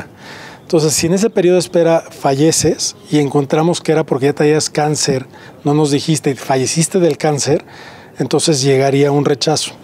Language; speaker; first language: Spanish; native; Spanish